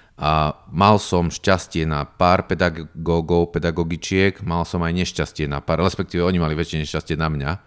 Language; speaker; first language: Slovak; native; Slovak